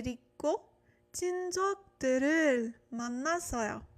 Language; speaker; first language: Korean; non-native, learner; English